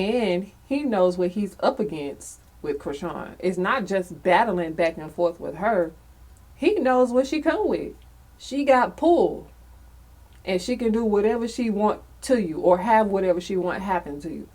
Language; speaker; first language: English; native; English